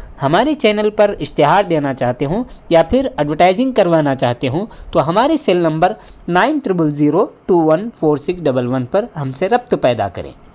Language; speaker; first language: Urdu; native; Urdu